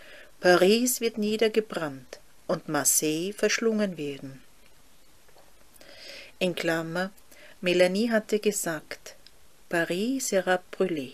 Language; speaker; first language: German; native; German